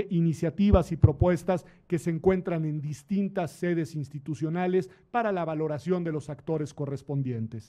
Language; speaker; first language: Spanish; native; Spanish